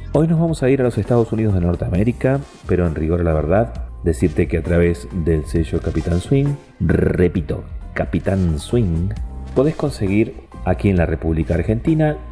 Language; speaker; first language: Spanish; native; Spanish